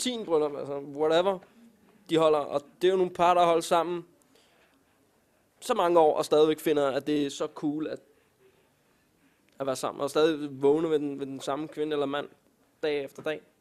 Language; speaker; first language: Danish; native; Danish